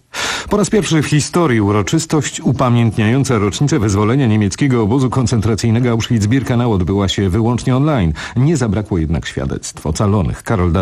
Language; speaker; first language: Polish; native; Polish